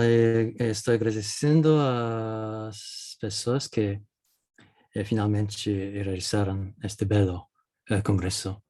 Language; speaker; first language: Portuguese; non-native, fluent; Japanese